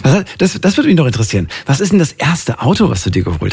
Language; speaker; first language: German; native; German